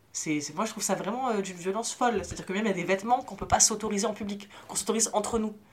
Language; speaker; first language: French; early bilingual, other home language; Arabic